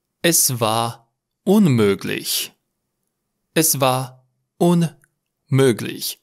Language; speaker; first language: German; non-native, learner; Romanian